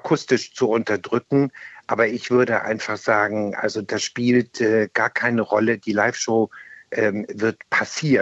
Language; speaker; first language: German; native; German